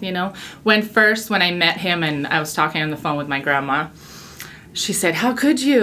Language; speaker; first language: English; non-native, fluent; Russian